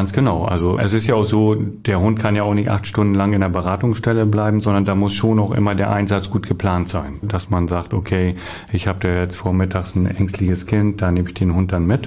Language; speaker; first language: German; native; German